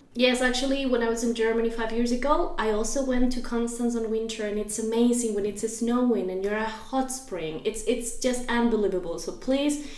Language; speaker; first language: English; non-native, fluent; Spanish